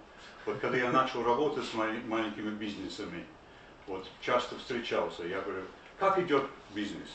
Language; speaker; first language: Russian; non-native, fluent; English